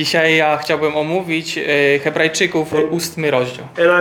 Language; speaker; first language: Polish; non-native, learner; English